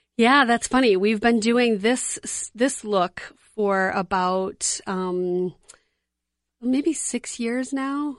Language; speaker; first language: English; native; English